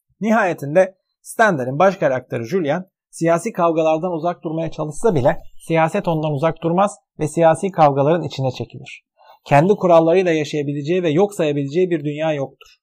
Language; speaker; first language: Turkish; native; Turkish